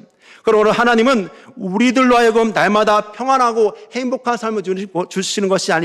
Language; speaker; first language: Korean; native; Korean